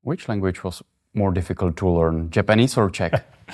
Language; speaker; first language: English; non-native, fluent; Czech